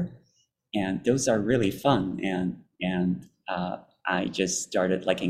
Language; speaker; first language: English; non-native, local second language; Cantonese